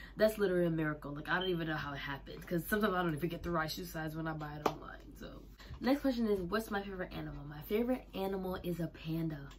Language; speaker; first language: English; native; English